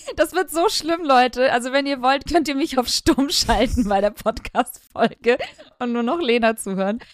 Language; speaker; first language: German; early bilingual, other home language; Albanian